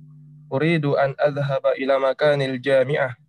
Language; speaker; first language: Arabic; non-native, learner; Indonesian